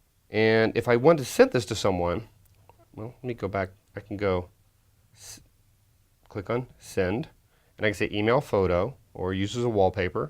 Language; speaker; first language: English; native; English